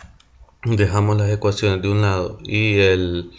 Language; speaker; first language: Spanish; native; Spanish